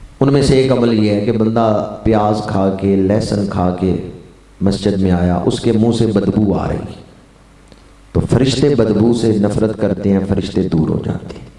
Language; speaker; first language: Urdu; non-native, local second language; Punjabi